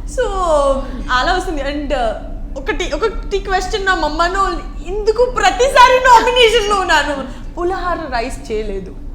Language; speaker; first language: Telugu; non-native, learner; Gujarati